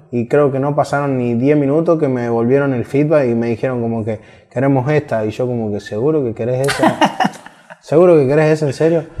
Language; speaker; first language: Spanish; native; Spanish